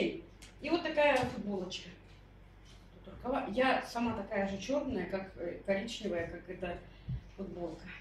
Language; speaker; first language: Russian; native; Russian